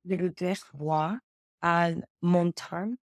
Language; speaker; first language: French; non-native, learner; English